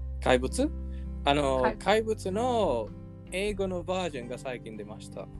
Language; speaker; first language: Japanese; non-native, learner; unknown